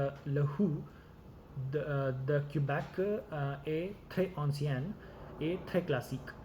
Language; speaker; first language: French; non-native, learner; Gujarati